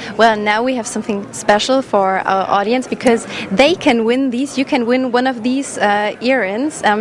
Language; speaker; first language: English; non-native, fluent; German